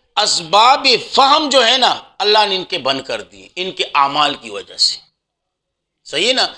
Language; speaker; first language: Urdu; non-native, local second language; Pashto